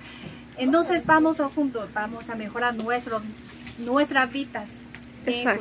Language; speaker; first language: Spanish; non-native, learner; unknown